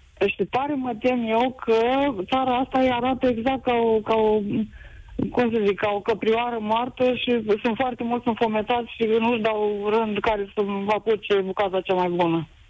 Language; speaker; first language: Romanian; native; Romanian